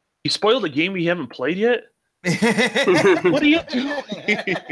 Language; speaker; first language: English; native; English